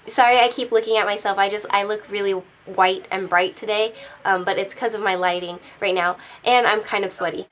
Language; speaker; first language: English; native; English